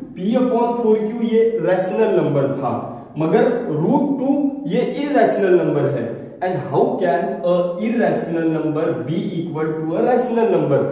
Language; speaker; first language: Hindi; native; Hindi